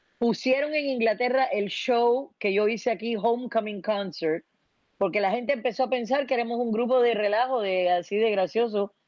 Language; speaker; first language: Spanish; early bilingual, heritage; Spanish